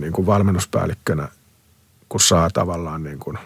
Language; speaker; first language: Finnish; early bilingual, other home language; Spanish